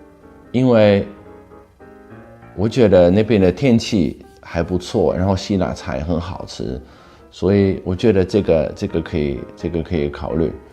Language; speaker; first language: Chinese; non-native, fluent; Dutch